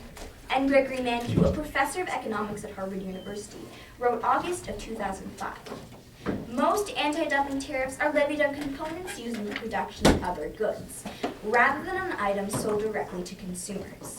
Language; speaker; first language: English; native; English